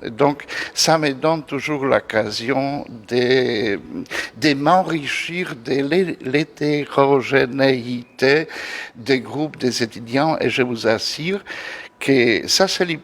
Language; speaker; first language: French; non-native, fluent; Polish